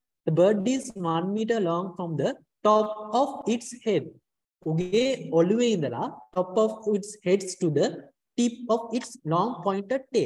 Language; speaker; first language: English; non-native, local second language; Sinhala